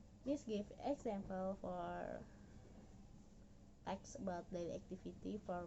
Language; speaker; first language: English; non-native, learner; Indonesian